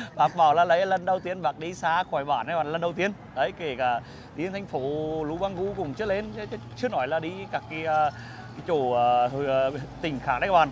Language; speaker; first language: Vietnamese; native; Vietnamese